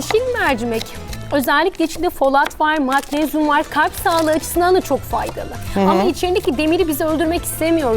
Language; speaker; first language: Turkish; native; Turkish